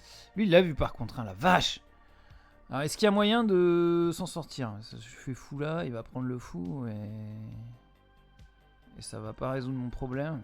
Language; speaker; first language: French; native; French